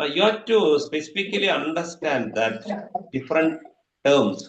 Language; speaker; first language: English; non-native, local second language; Malayalam